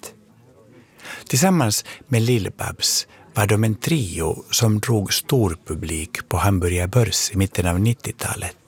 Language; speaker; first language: Swedish; native; Swedish